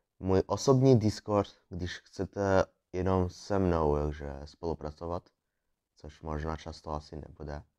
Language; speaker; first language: Czech; early bilingual, other home language; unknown